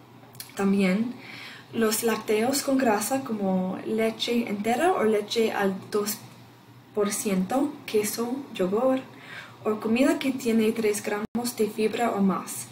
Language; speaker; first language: Spanish; non-native, learner; English